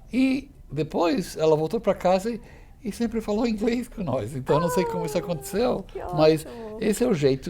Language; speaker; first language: Portuguese; non-native, fluent; English